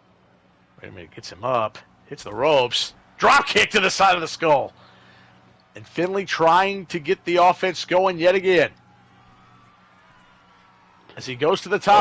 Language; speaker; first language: English; native; English